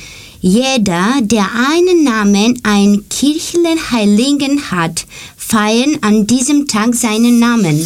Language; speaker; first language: German; non-native, learner; Greek